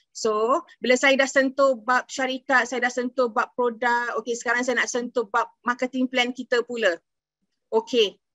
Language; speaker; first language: Malay; native; Malay